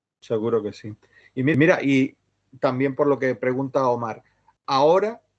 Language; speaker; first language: Spanish; native; Spanish